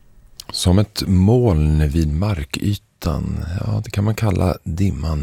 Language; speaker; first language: Swedish; native; Swedish